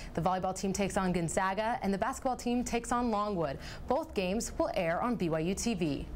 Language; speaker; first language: English; native; English